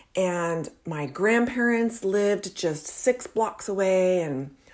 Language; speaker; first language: English; native; English